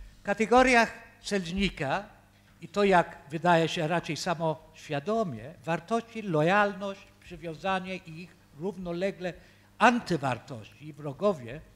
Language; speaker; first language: Polish; early bilingual, heritage; Polish